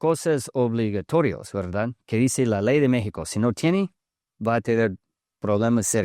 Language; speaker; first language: Spanish; early bilingual, heritage; English